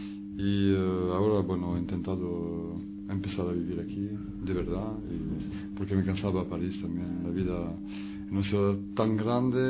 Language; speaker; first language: Spanish; non-native, fluent; French